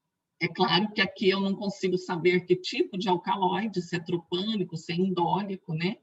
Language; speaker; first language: Portuguese; native; Portuguese